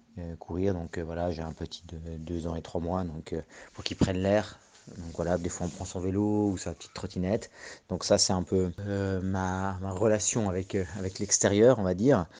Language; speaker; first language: French; native; French